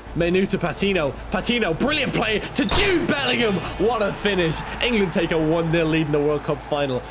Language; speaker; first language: English; native; English